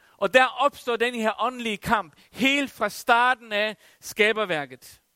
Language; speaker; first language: Danish; non-native, local second language; Faroese